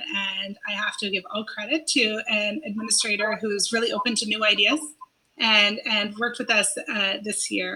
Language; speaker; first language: English; native; English